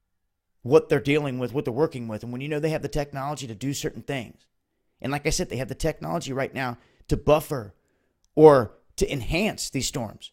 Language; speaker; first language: English; native; English